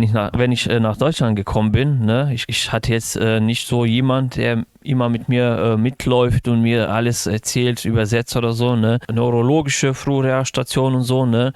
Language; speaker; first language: German; non-native, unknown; Bosnian